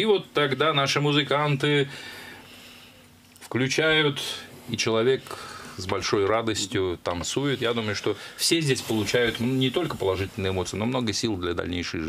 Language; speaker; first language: Russian; non-native, local second language; Azerbaijani